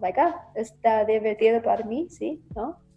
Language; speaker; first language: Spanish; non-native, learner; English